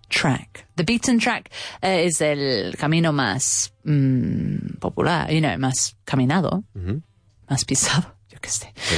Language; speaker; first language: Spanish; non-native, fluent; English